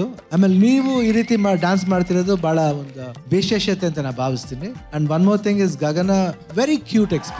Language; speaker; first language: Kannada; native; Kannada